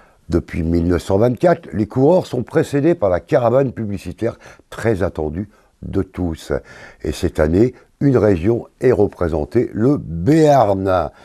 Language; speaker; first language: French; native; French